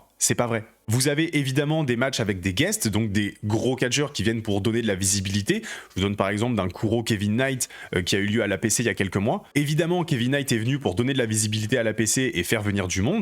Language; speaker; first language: French; native; French